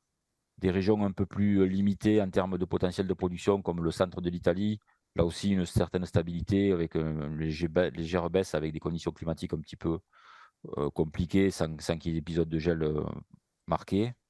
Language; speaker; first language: French; native; French